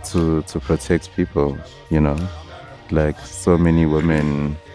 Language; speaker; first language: English; non-native, local second language; Zulu